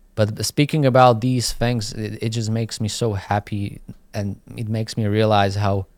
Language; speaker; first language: English; non-native, fluent; Slovak